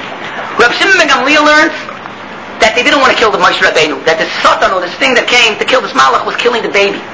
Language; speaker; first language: English; native; English